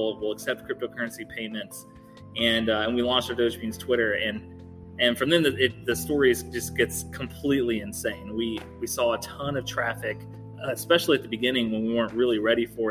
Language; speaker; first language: English; native; English